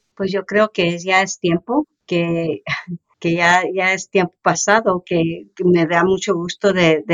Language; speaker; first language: Spanish; early bilingual, heritage; Spanish